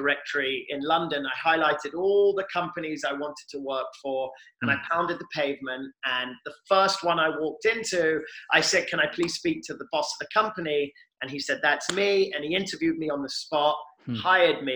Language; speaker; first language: English; native; English